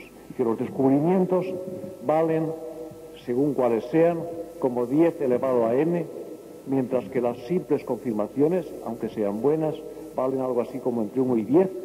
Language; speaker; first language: Spanish; native; Spanish